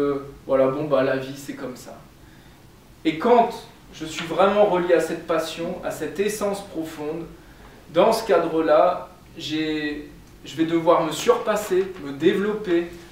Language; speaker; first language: French; native; French